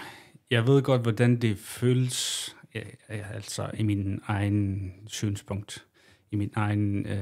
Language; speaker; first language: Danish; non-native, local second language; Kalaallisut